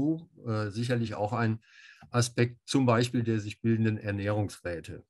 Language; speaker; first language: German; native; German